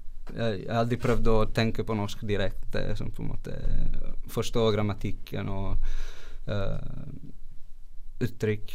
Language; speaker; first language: Norwegian; non-native, fluent; Italian